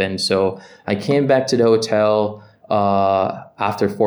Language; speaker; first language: English; non-native, local second language; Filipino